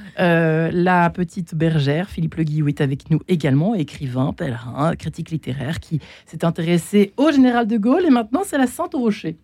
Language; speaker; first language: French; native; French